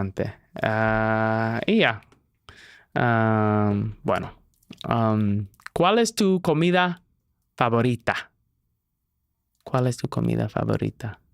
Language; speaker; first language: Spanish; non-native, learner; English